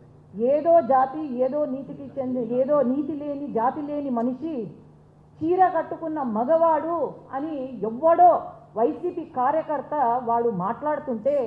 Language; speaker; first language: Telugu; native; Telugu